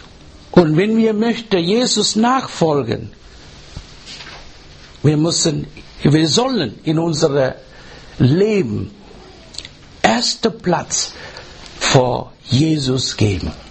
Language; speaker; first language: German; non-native, learner; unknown